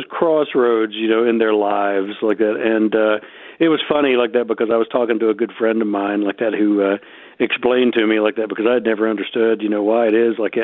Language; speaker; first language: English; native; English